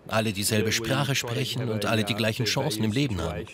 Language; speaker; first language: German; non-native, fluent; English